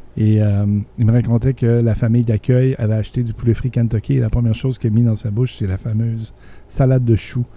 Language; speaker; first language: French; native; French